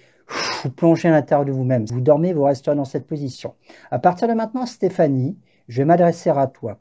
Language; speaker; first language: French; native; French